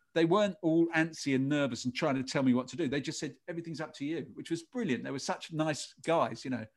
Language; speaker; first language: English; native; English